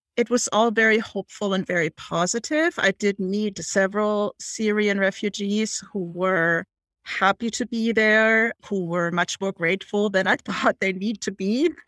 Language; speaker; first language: English; non-native, fluent; German